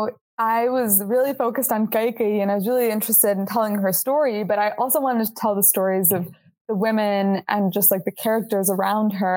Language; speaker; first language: English; native; English